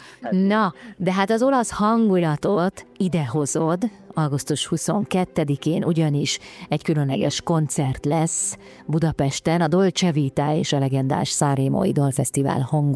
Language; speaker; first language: Hungarian; native; Hungarian